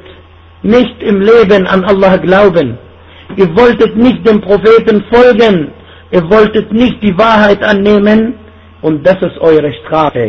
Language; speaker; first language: German; non-native, fluent; Arabic